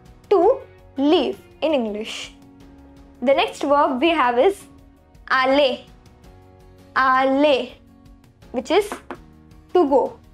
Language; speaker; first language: English; non-native, local second language; Hindi